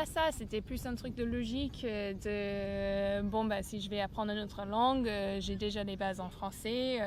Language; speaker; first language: French; non-native, fluent; English